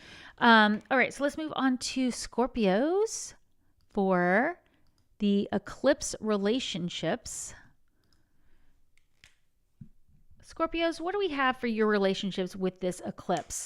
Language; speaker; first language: English; native; English